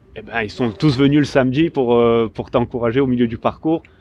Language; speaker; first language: French; native; French